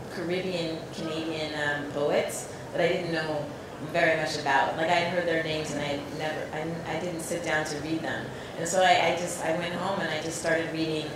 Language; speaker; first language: English; native; English